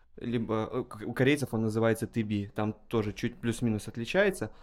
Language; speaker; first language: Russian; native; Russian